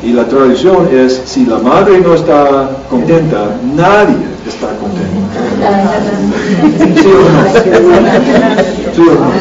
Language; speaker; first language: Spanish; non-native, learner; English